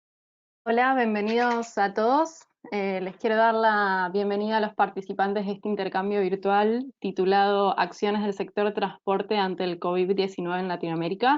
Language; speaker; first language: Spanish; native; Spanish